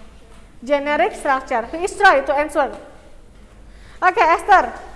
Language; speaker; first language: English; non-native, local second language; Indonesian